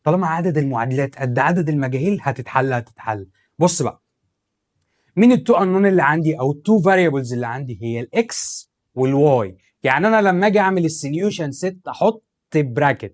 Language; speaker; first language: Arabic; native; Arabic